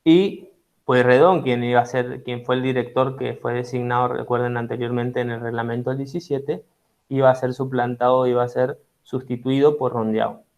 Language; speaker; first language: Spanish; native; Spanish